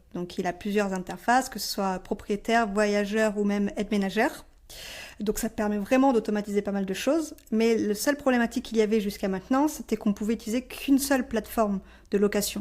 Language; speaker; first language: French; native; French